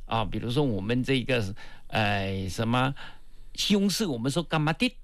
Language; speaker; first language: Chinese; non-native, local second language; Min Nan Chinese